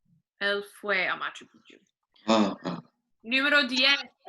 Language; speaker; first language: Spanish; non-native, fluent; English